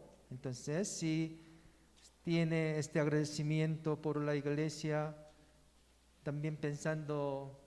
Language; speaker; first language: Spanish; non-native, learner; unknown